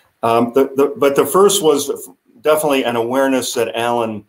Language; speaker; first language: English; native; English